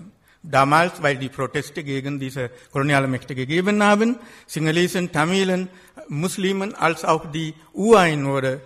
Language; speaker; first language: German; non-native, fluent; Sinhala